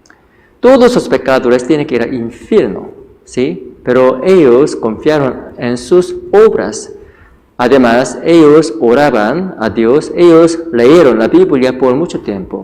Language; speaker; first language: Spanish; non-native, fluent; Korean